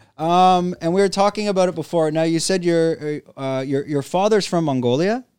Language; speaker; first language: English; native; English